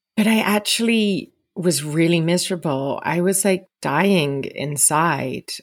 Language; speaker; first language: English; native; English